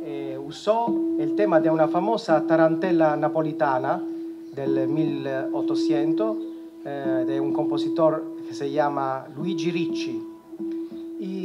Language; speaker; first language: Spanish; non-native, learner; Italian